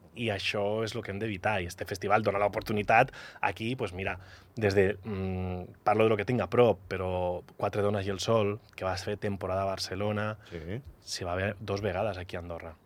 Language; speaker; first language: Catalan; non-native, local second language; Spanish